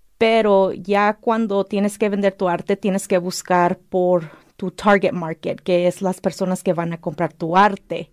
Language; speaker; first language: Spanish; early bilingual, heritage; Spanish